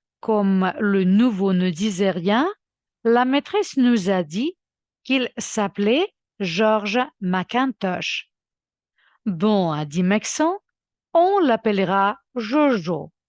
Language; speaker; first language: French; non-native, fluent; Ukrainian